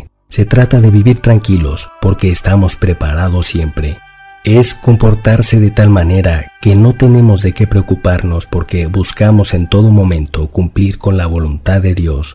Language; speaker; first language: Spanish; native; Spanish